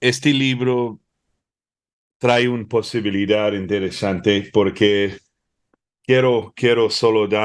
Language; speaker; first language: Spanish; early bilingual, heritage; Spanish